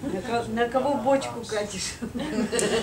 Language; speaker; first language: Russian; native; Russian